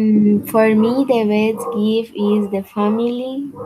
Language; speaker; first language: English; non-native, learner; Spanish